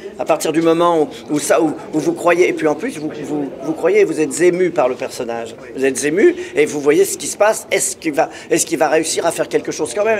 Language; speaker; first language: French; native; French